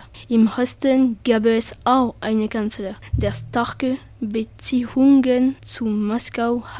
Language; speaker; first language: German; non-native, learner; French